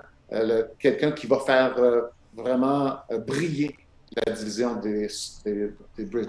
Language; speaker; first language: French; native; French